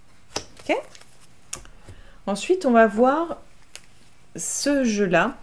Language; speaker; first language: French; native; French